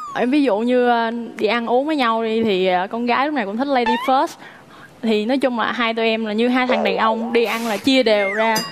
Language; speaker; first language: Vietnamese; native; Vietnamese